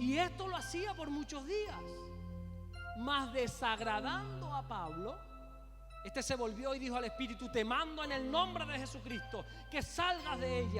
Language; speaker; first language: Spanish; native; Spanish